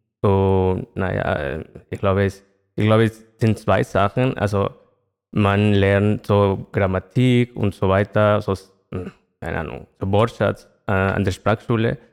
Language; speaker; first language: German; non-native, fluent; Spanish